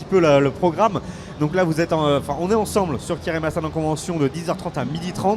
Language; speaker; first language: French; native; French